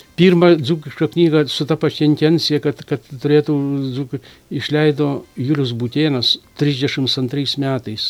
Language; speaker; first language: Lithuanian; native; Lithuanian